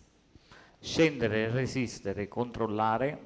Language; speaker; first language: Italian; native; Italian